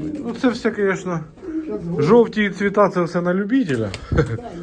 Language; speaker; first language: Ukrainian; non-native, local second language; Russian